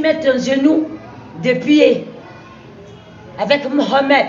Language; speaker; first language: French; non-native, local second language; Susu